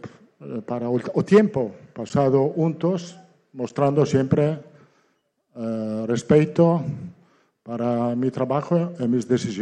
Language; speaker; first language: Portuguese; non-native, learner; Italian